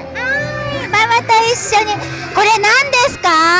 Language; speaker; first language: Japanese; native; Japanese